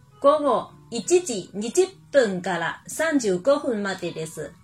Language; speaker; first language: Japanese; non-native, fluent; Chinese